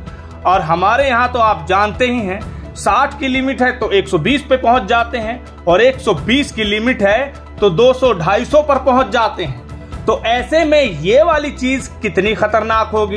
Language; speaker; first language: Hindi; native; Hindi